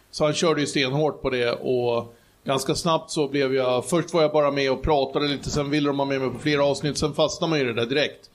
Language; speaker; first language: Swedish; native; Swedish